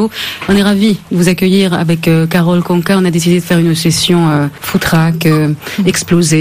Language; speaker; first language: French; native; French